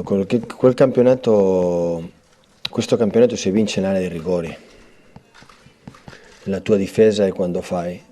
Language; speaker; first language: Italian; non-native, fluent; Catalan